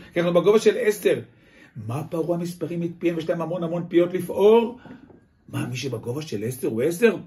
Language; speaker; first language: Hebrew; native; Hebrew